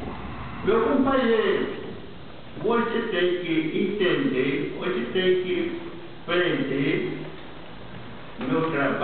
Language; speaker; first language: Portuguese; non-native, local second language; Kayapó